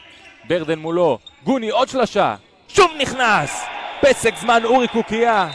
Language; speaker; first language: Hebrew; native; Hebrew